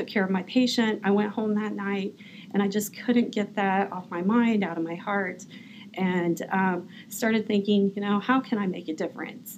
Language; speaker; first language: English; native; English